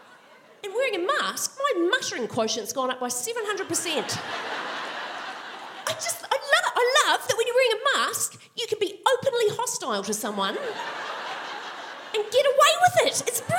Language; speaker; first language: English; native; English